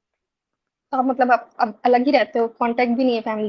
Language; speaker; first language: Hindi; native; Hindi